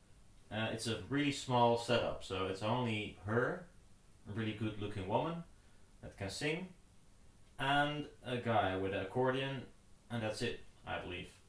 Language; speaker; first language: English; non-native, fluent; Dutch